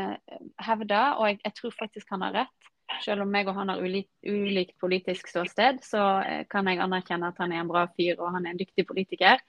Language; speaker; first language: Norwegian; native; Norwegian